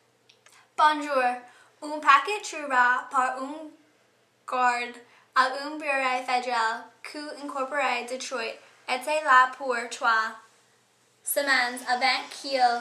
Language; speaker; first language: French; non-native, learner; English